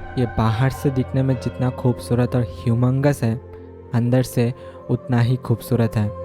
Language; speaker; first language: Hindi; non-native, local second language; Bangla